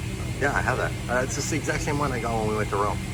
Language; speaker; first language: English; native; English